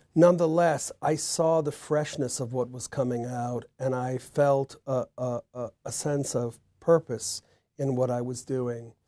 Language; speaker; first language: English; native; English